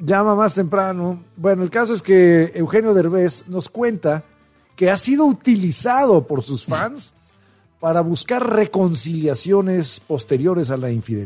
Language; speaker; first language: Spanish; native; Spanish